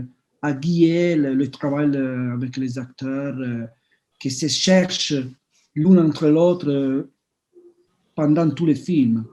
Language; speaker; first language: French; non-native, fluent; Italian